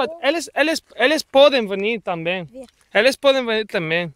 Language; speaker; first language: Portuguese; non-native, learner; Spanish